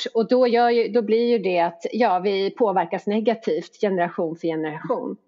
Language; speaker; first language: Swedish; native; Swedish